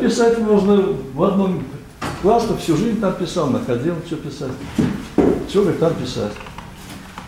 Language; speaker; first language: Russian; native; Russian